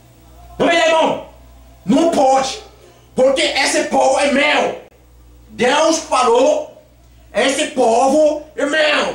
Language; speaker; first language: Portuguese; non-native, learner; Haitian Creole